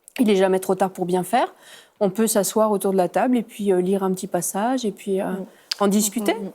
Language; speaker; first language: French; native; French